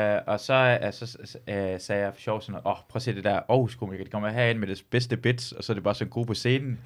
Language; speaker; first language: Danish; native; Danish